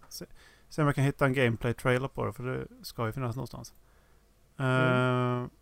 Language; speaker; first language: Swedish; native; Swedish